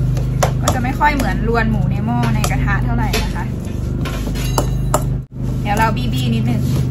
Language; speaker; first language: Thai; native; Thai